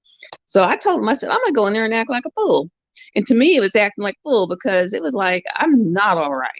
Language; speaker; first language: English; native; English